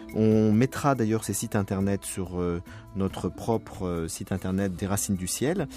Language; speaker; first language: French; native; French